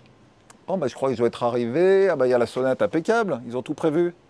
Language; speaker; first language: French; native; French